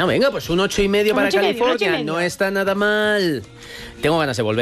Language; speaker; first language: Spanish; native; Spanish